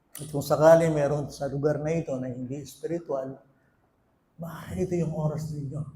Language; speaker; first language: Filipino; non-native, local second language; Pampanga